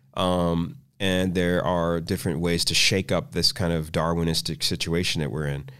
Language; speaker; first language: English; native; English